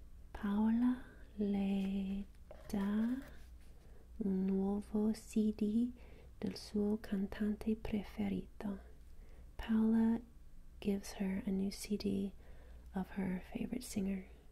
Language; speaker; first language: Italian; non-native, learner; English